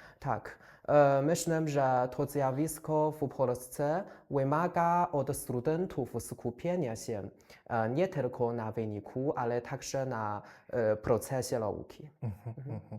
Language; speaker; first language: Polish; non-native, fluent; Chinese